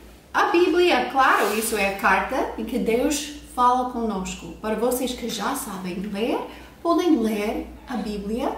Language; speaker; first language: Portuguese; non-native, fluent; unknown